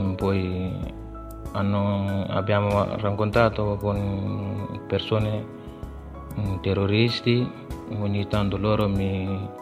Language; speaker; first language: Italian; non-native, learner; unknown